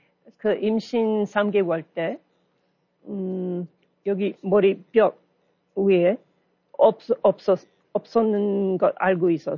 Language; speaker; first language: Korean; non-native, learner; English